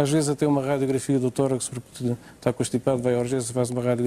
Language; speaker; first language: Portuguese; native; Portuguese